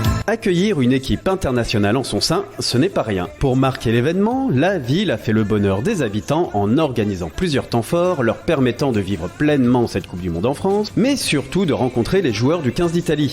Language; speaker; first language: French; native; French